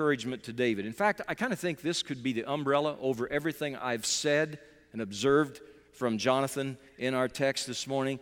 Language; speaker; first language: English; native; English